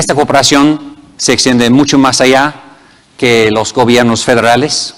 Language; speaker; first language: Spanish; non-native, fluent; English